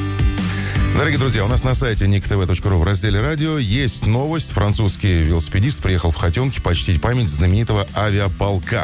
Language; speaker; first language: Russian; native; Russian